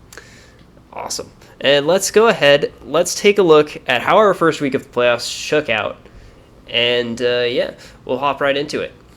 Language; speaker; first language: English; native; English